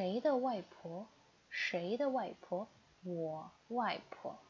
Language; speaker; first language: Chinese; non-native, fluent; Indonesian